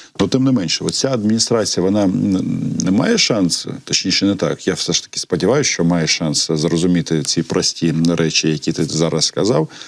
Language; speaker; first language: Ukrainian; native; Ukrainian